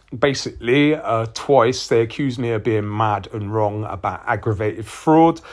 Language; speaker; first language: English; native; English